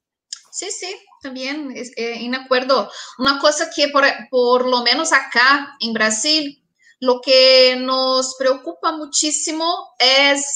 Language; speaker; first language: Spanish; non-native, fluent; Portuguese